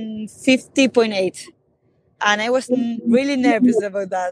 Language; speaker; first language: English; non-native, fluent; Spanish